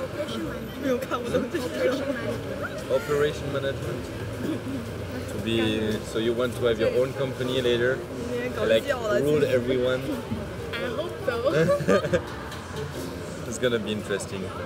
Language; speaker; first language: English; non-native, learner; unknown